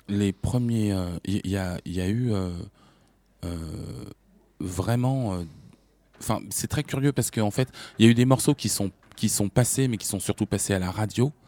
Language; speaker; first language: French; native; French